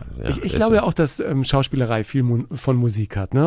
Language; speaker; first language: German; native; German